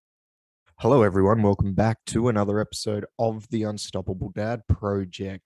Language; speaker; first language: English; native; English